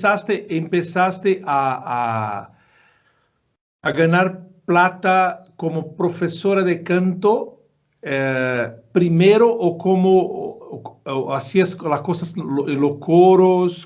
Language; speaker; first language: Spanish; non-native, fluent; Portuguese